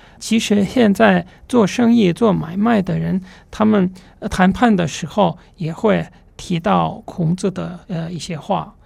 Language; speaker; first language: Chinese; non-native, fluent; Russian